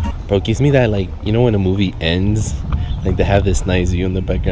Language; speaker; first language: English; early bilingual, other home language; Spanish